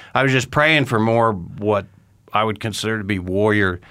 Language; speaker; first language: English; native; English